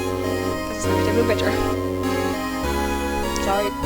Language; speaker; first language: German; native; German